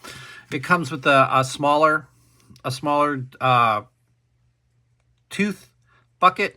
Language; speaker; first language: English; native; English